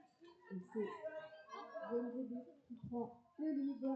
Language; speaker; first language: French; native; French